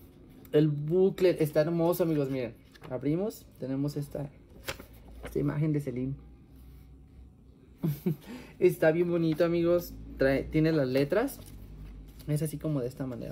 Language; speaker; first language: Spanish; native; Spanish